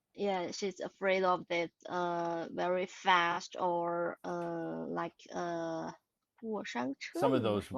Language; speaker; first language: English; non-native, learner; Chinese